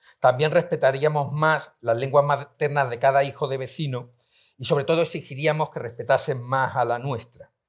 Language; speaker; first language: Spanish; native; Spanish